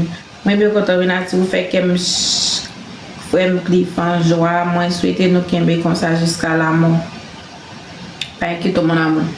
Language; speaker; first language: French; non-native, learner; Haitian Creole